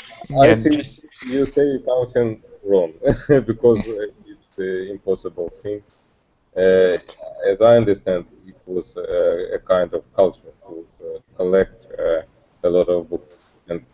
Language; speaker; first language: English; non-native, learner; Russian